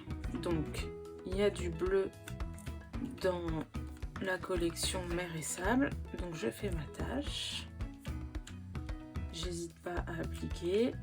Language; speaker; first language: French; native; French